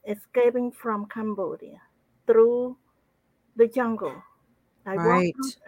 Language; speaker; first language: English; non-native, fluent; Khmer